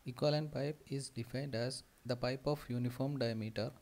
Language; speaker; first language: English; non-native, local second language; Malayalam